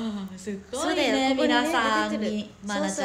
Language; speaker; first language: Japanese; non-native, learner; Thai